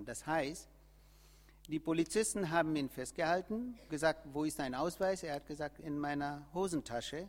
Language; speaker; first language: German; non-native, fluent; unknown